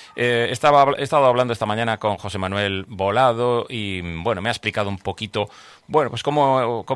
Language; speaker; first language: Spanish; native; Spanish